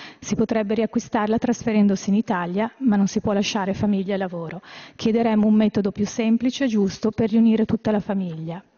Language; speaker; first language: Italian; native; Italian